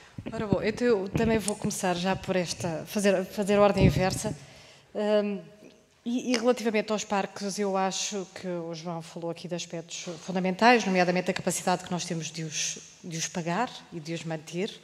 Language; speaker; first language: Portuguese; native; Portuguese